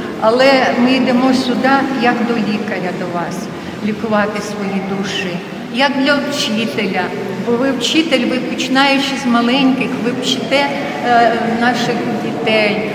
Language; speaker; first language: Ukrainian; non-native, local second language; Russian